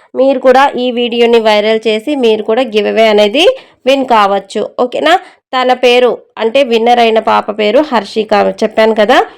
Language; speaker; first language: Telugu; non-native, local second language; Urdu